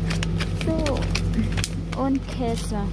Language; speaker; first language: German; non-native, learner; Filipino